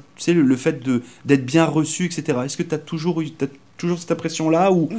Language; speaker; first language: French; native; French